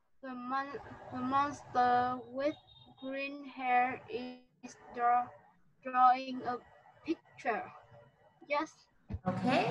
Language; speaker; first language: English; non-native, learner; Vietnamese